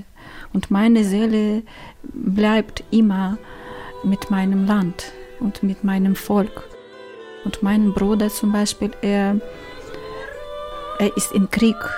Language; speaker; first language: German; non-native, learner; Ukrainian